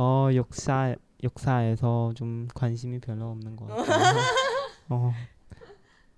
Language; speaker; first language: Korean; non-native, learner; Chinese